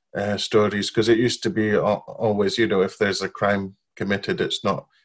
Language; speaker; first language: English; non-native, fluent; Arabic